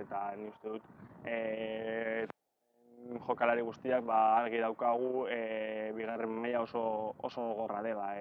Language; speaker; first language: Basque; non-native, local second language; Spanish